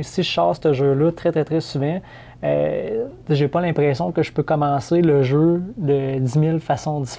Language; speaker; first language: French; native; French